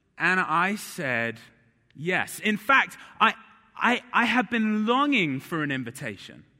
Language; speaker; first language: English; native; English